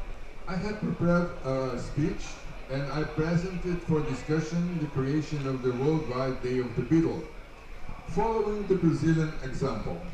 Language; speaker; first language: English; non-native, fluent; German